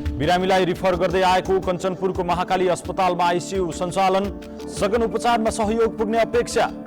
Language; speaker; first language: Nepali; native; Nepali